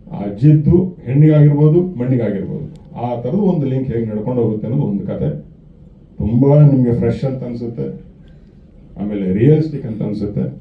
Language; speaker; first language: Kannada; native; Kannada